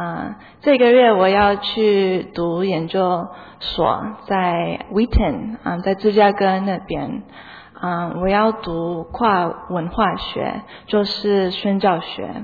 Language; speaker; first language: Chinese; early bilingual, heritage; Chinese